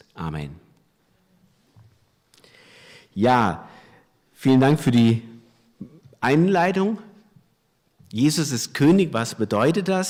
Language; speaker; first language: German; native; German